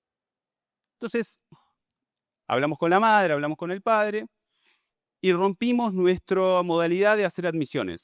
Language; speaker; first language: Spanish; native; Spanish